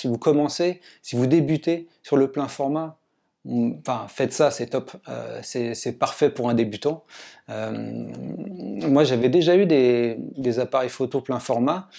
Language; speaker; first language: French; native; French